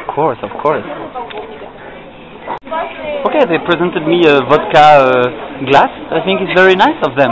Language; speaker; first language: English; non-native, fluent; French